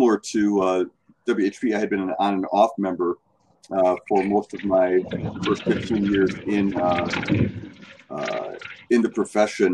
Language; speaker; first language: English; native; English